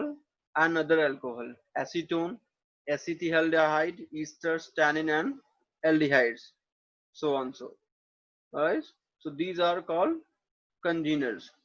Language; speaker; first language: English; non-native, local second language; Hindi